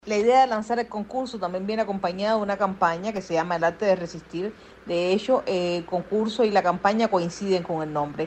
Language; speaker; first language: Spanish; native; Spanish